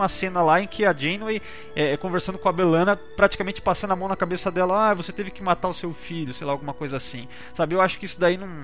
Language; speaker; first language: Portuguese; native; Portuguese